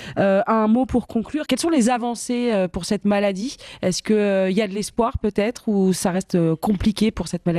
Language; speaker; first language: French; native; French